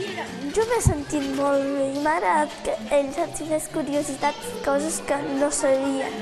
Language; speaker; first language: Catalan; early bilingual, other home language; Romanian